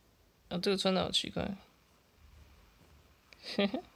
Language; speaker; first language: Chinese; native; Chinese